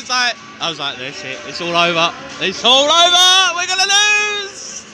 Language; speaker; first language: English; native; English